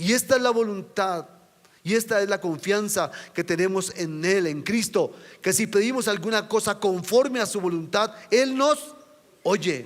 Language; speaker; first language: Spanish; native; Spanish